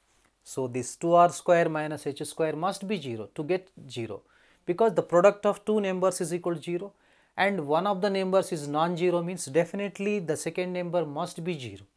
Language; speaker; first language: English; non-native, local second language; Telugu